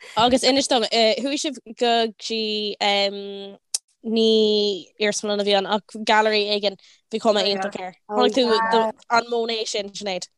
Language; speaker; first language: Irish; non-native, local second language; English